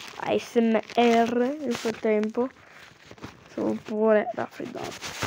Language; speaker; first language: Italian; native; Italian